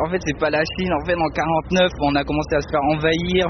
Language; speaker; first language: French; non-native, fluent; Tibetan